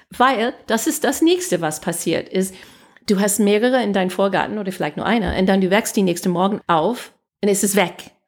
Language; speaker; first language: German; non-native, fluent; English